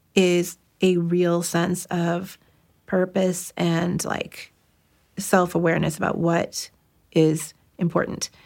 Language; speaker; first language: English; native; English